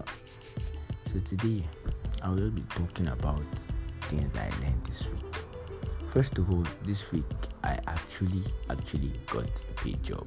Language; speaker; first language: English; non-native, local second language; Yoruba